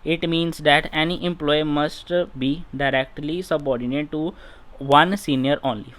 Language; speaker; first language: English; non-native, local second language; Punjabi